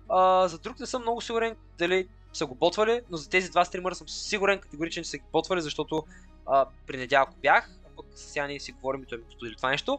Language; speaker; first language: Bulgarian; native; Bulgarian